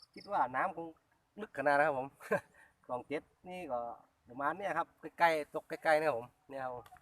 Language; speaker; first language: Thai; native; Thai